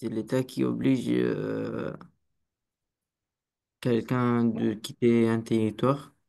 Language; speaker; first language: French; non-native, learner; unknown